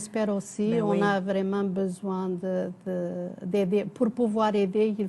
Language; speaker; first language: French; non-native, fluent; Portuguese